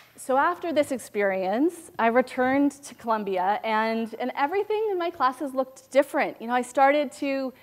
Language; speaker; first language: English; native; English